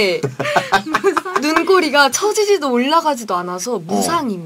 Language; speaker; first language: Korean; native; Korean